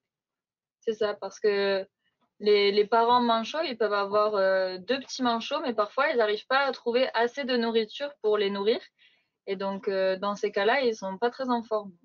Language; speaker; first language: French; native; French